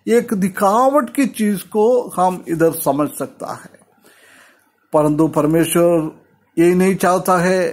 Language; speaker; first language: Hindi; non-native, local second language; Malayalam